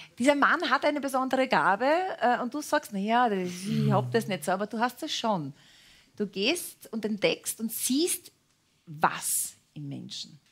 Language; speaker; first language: German; native; German